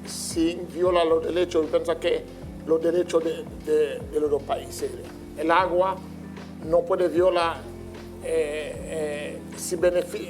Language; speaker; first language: Spanish; non-native, learner; Haitian Creole